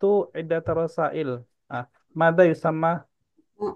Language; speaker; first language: Arabic; non-native, fluent; Indonesian